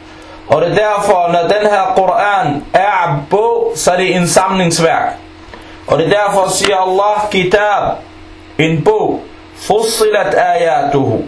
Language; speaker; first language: Danish; non-native, fluent; Arabic